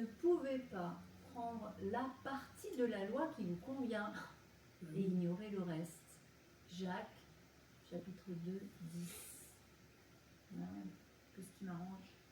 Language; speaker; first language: French; native; French